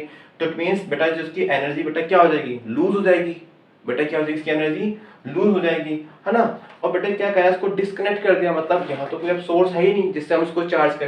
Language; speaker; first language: Hindi; native; Hindi